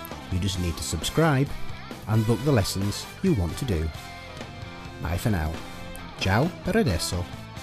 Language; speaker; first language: English; native; English